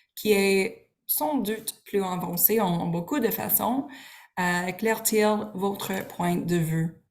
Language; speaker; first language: French; non-native, learner; English